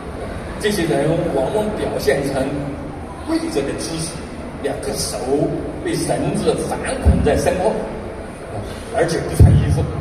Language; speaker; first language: Chinese; native; Chinese